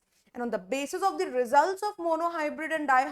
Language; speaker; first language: English; non-native, local second language; Hindi